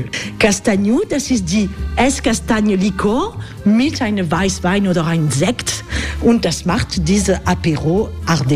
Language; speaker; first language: German; non-native, fluent; French